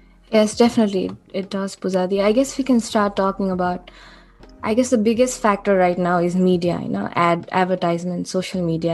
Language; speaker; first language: English; non-native, local second language; Nepali